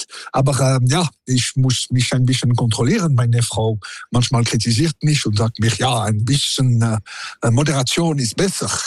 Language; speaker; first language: German; non-native, local second language; French